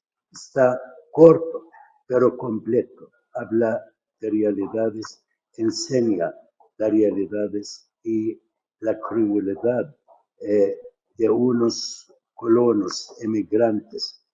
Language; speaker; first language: Spanish; non-native, fluent; Arabic